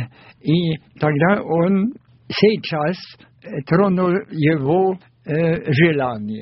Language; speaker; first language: Russian; non-native, fluent; German